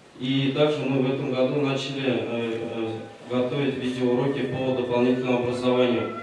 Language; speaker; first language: Russian; non-native, local second language; Tatar